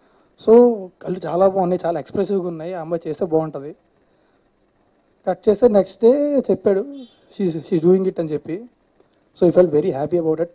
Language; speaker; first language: Telugu; native; Telugu